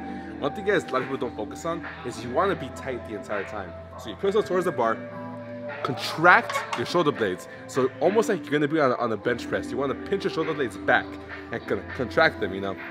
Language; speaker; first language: English; native; English